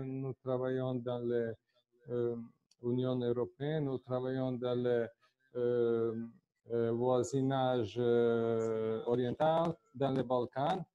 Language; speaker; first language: French; non-native, fluent; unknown